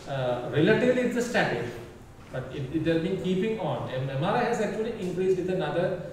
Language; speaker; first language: English; non-native, local second language; Sinhala